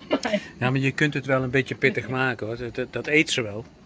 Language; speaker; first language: Dutch; native; Dutch